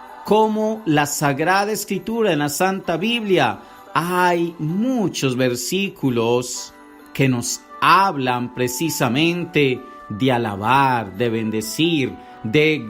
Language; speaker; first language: Spanish; native; Spanish